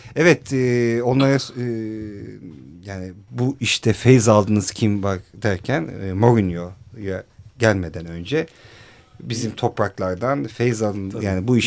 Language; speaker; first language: Turkish; native; Turkish